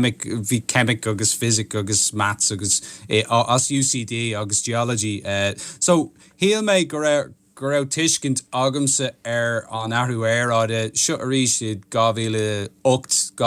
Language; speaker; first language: Irish; non-native, local second language; English